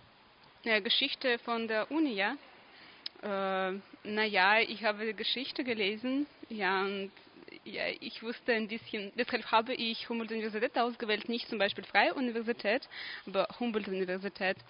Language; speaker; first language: German; non-native, fluent; Russian